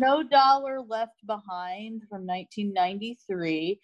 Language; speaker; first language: English; native; English